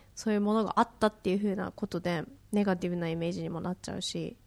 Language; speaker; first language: Japanese; native; Japanese